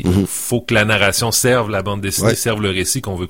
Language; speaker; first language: French; native; French